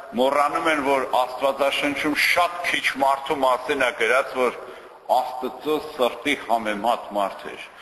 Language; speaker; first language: Armenian; native; Armenian